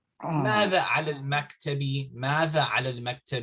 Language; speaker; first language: Arabic; non-native, fluent; English